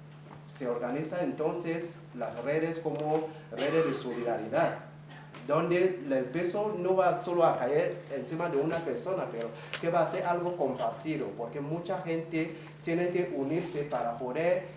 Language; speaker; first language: Spanish; non-native, fluent; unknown